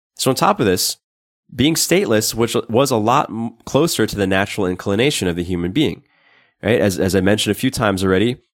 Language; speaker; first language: English; native; English